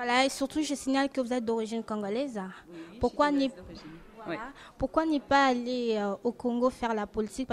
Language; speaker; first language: French; non-native, local second language; Lingala